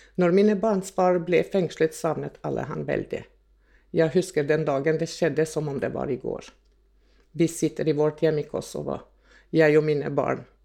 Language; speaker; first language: Norwegian; non-native, fluent; Albanian